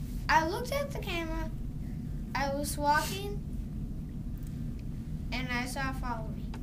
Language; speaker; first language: English; native; English